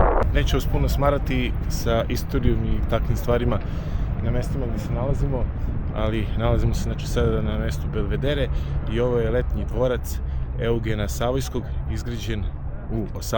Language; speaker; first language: Serbian; native; Serbian